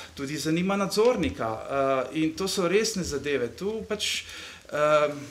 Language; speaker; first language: Slovenian; native; Slovenian